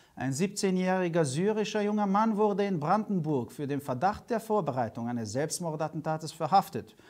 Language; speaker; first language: German; non-native, fluent; Hungarian